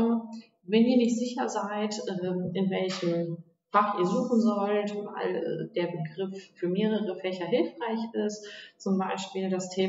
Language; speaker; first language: German; native; German